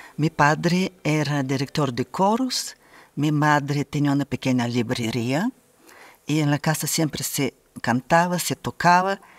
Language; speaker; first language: Spanish; non-native, fluent; Bulgarian